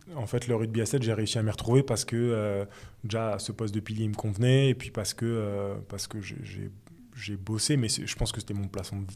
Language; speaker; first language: French; native; French